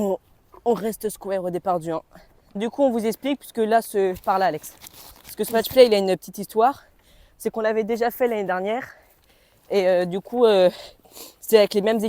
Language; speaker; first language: French; native; French